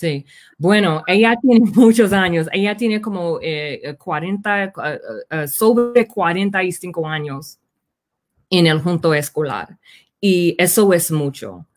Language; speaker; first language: Spanish; early bilingual, heritage; Spanish